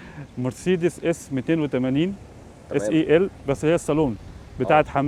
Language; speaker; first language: Arabic; native; Arabic